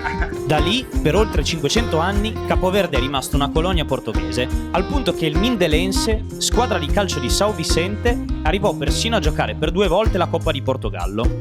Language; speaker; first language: Italian; native; Italian